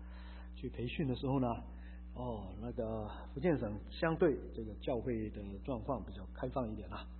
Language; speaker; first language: Chinese; native; Chinese